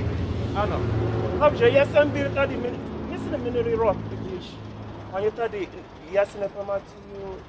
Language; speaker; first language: Czech; non-native, learner; English